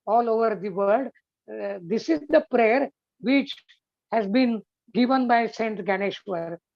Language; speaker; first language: English; non-native, local second language; Hindi